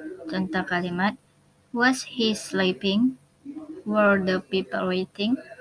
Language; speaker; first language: English; non-native, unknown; Indonesian